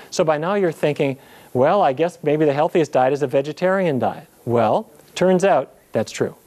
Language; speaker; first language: English; native; English